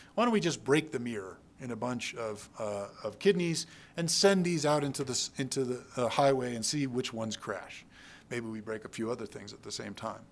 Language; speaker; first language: English; native; English